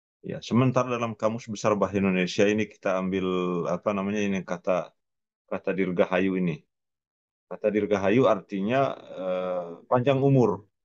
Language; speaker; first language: Indonesian; non-native, local second language; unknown